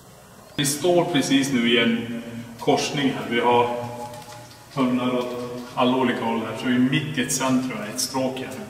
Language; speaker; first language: Swedish; native; Swedish